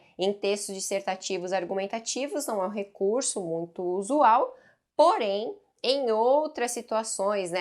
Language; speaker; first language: Portuguese; native; Portuguese